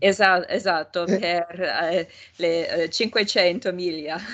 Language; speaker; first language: Italian; non-native, fluent; English